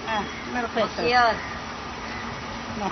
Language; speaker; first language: Hebrew; non-native, fluent; Malayalam